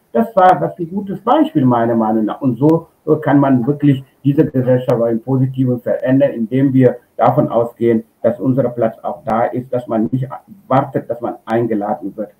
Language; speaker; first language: German; non-native, fluent; Wolof